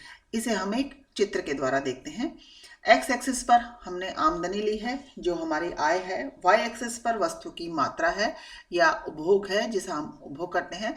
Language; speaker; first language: Hindi; native; Hindi